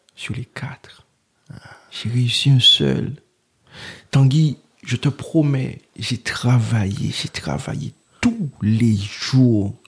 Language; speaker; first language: French; early bilingual, other home language; Haitian Creole